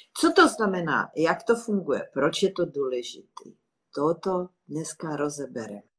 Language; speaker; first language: Czech; non-native, fluent; Russian